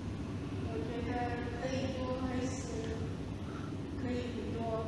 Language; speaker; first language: Chinese; non-native, learner; Indonesian